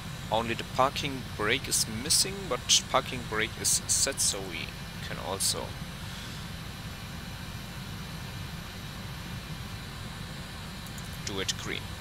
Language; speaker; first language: English; non-native, fluent; German